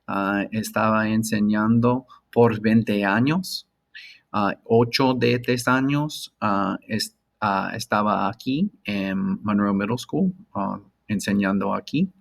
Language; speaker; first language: Spanish; non-native, learner; English